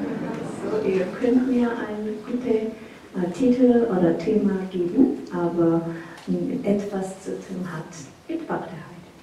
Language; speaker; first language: German; non-native, learner; Korean